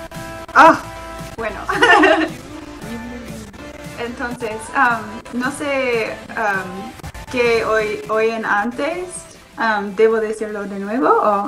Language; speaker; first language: Spanish; non-native, learner; English